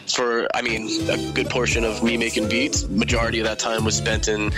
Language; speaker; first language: English; native; English